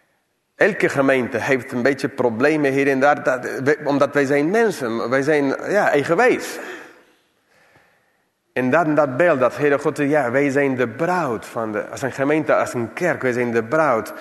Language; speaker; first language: Dutch; non-native, fluent; English